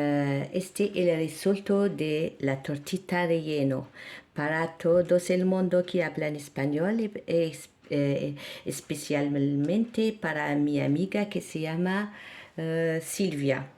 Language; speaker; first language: Spanish; non-native, learner; Arabic